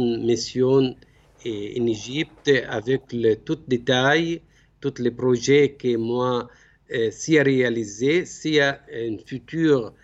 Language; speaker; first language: French; non-native, learner; Arabic